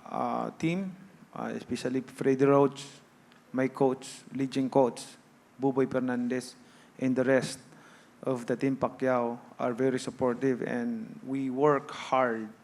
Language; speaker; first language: English; non-native, local second language; Cebuano